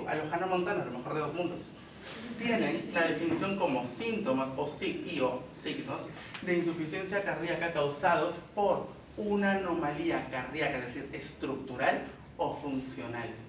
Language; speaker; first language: Spanish; native; Spanish